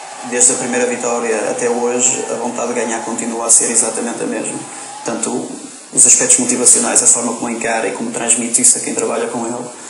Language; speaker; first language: Portuguese; native; Portuguese